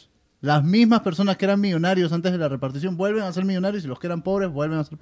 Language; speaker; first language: Spanish; native; Spanish